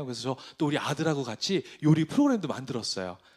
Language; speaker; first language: Korean; native; Korean